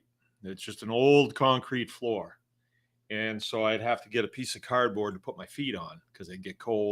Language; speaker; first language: English; native; English